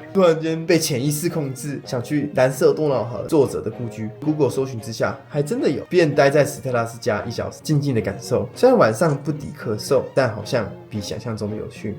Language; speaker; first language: Chinese; native; Chinese